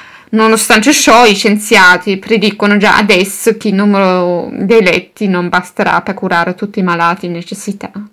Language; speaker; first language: Italian; non-native, fluent; German